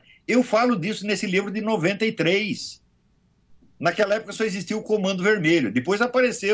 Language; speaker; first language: Portuguese; native; Portuguese